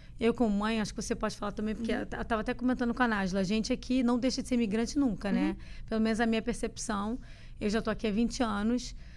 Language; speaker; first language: Portuguese; native; Portuguese